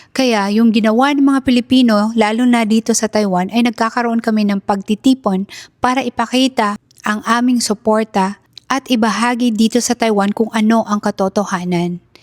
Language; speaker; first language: Filipino; native; Filipino